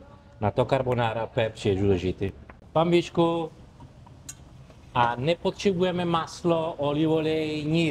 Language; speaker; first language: Czech; non-native, learner; Italian